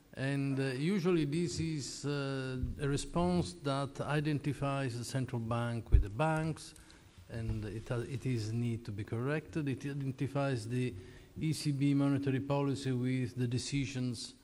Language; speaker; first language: English; non-native, fluent; Italian